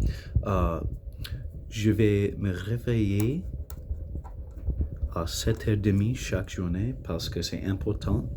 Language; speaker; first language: French; non-native, local second language; English